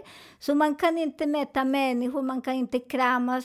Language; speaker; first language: Swedish; non-native, learner; Spanish